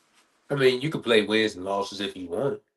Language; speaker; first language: English; native; English